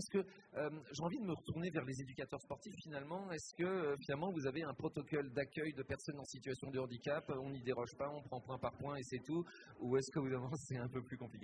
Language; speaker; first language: French; native; French